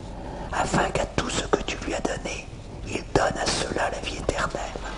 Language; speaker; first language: French; native; French